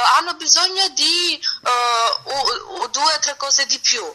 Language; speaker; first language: Italian; non-native, fluent; Albanian